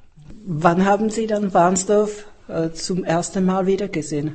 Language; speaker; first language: German; non-native, fluent; Czech